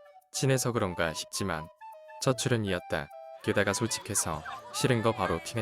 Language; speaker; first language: Korean; native; Korean